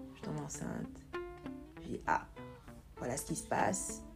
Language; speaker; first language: French; native; French